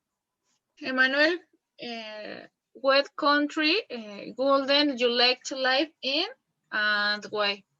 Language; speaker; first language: English; non-native, learner; Spanish